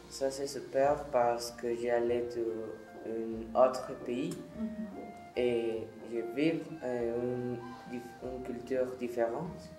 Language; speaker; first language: French; non-native, learner; Spanish